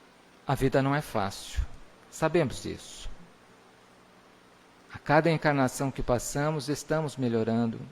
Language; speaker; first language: Portuguese; native; Portuguese